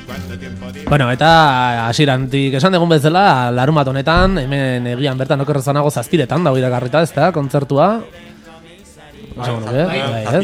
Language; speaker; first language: Basque; native; Basque